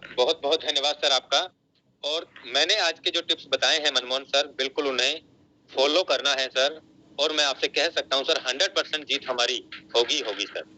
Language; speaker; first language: Hindi; native; Hindi